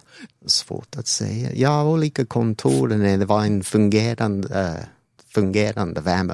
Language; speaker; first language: Swedish; non-native, fluent; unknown